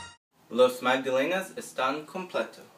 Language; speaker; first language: Spanish; non-native, learner; English